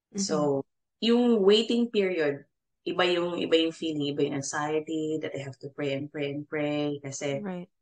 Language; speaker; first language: English; non-native, local second language; Filipino